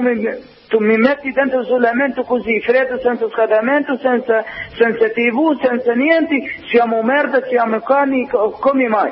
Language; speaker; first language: Italian; non-native, learner; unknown